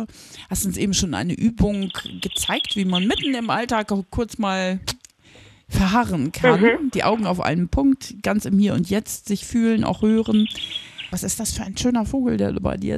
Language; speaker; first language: German; native; German